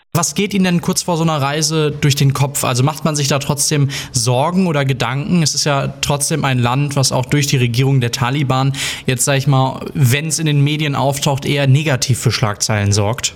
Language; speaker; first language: German; native; German